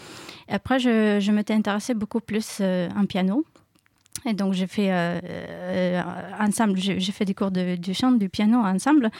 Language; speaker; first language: French; non-native, learner; Ukrainian